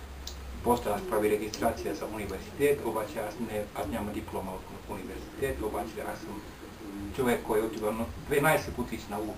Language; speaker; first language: Bulgarian; non-native, learner; Finnish